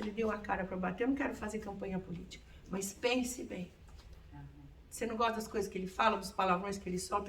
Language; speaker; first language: Portuguese; native; Portuguese